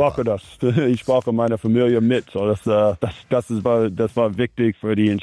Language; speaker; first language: German; non-native, learner; English